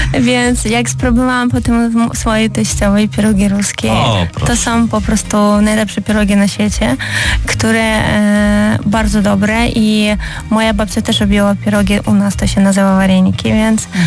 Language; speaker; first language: Polish; non-native, fluent; Ukrainian